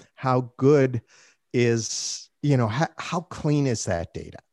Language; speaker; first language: English; native; English